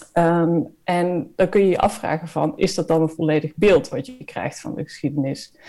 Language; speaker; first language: Dutch; native; Dutch